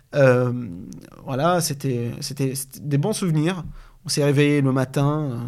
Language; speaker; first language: French; non-native, fluent; Arabic